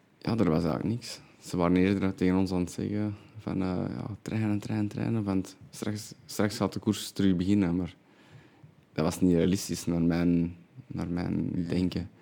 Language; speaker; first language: Dutch; native; Dutch